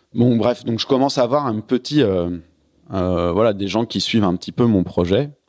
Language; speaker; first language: French; native; French